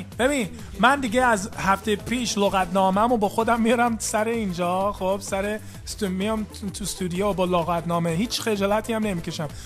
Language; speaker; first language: Persian; early bilingual, heritage; Persian